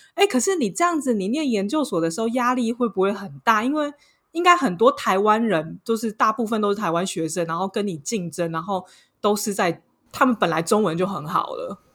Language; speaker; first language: Chinese; native; Chinese